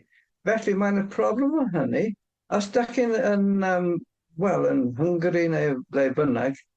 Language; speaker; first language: Welsh; non-native, fluent; English